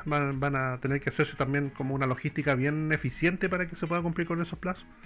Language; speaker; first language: Spanish; native; Spanish